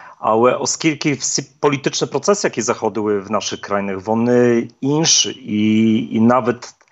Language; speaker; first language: Polish; non-native, learner; Ukrainian